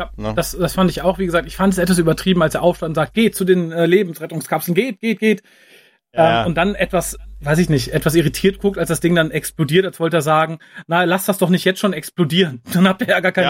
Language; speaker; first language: German; native; German